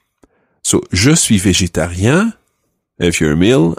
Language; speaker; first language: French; non-native, fluent; English